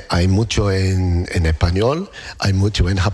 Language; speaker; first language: Spanish; non-native, learner; English